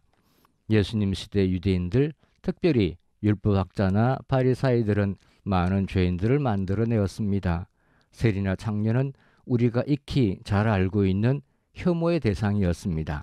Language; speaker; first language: Korean; native; Korean